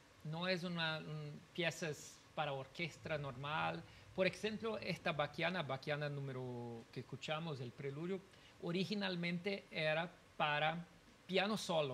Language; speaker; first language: Spanish; non-native, learner; Portuguese